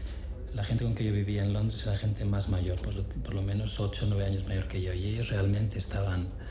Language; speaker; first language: Spanish; native; Spanish